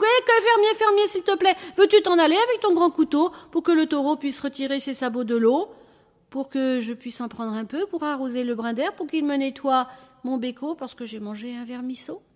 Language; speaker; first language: French; native; French